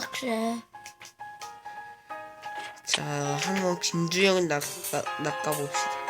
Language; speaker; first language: Korean; native; Korean